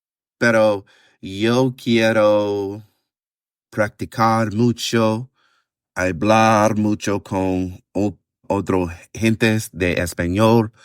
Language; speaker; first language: Spanish; non-native, learner; English